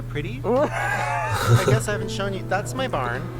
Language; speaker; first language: English; native; English